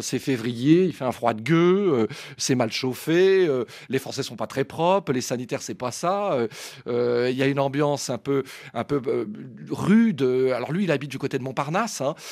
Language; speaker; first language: French; native; French